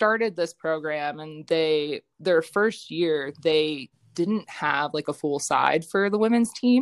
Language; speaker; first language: English; native; English